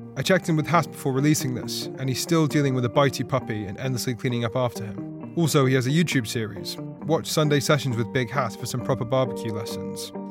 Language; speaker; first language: English; native; English